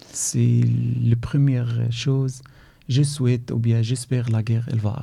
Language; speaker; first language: French; non-native, learner; Arabic